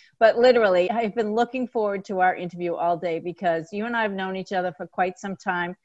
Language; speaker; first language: English; native; English